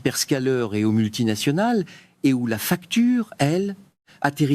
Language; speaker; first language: French; native; French